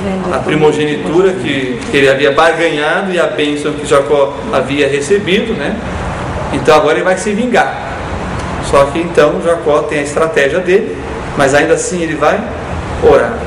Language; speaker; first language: Portuguese; native; Portuguese